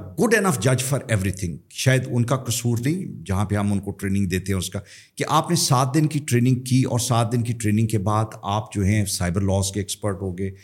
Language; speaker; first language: Urdu; native; Urdu